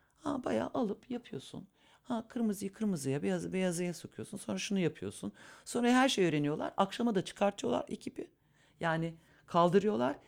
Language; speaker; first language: Turkish; early bilingual, heritage; Turkish